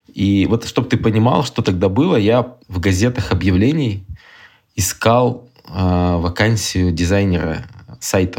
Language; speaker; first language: Russian; native; Russian